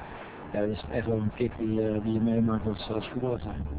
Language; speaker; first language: Dutch; native; Dutch